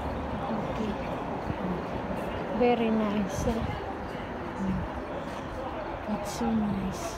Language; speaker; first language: English; non-native, local second language; Filipino